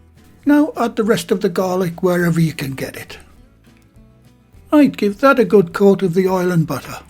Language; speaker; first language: English; native; English